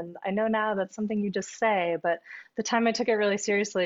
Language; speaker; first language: English; native; English